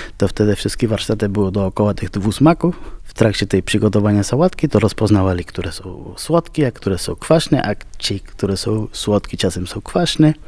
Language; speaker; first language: Polish; non-native, fluent; Spanish